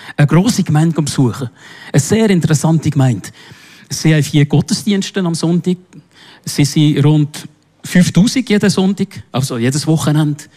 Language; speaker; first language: German; non-native, local second language; French